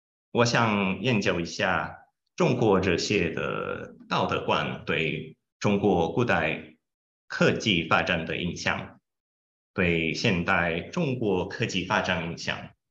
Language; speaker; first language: Chinese; non-native, fluent; Portuguese